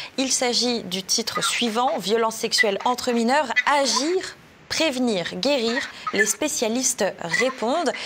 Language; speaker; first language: French; native; French